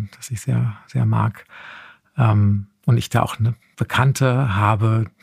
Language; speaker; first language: German; native; German